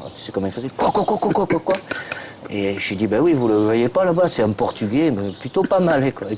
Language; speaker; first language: French; native; French